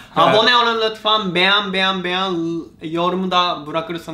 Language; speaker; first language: Turkish; non-native, learner; Japanese